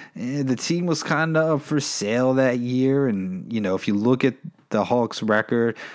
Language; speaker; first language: English; native; English